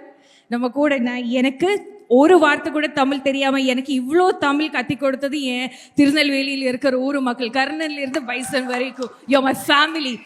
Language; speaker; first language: Tamil; non-native, learner; Malayalam